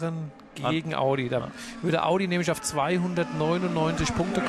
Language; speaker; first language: German; native; German